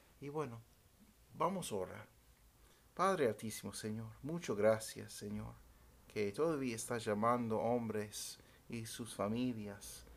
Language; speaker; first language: Spanish; non-native, fluent; English